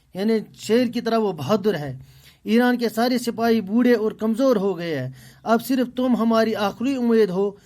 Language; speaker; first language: Urdu; non-native, local second language; Kashmiri